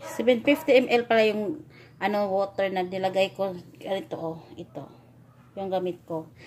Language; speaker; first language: Filipino; non-native, local second language; Cebuano